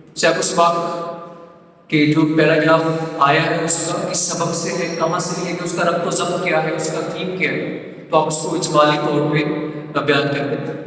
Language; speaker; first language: Urdu; non-native, local second language; Punjabi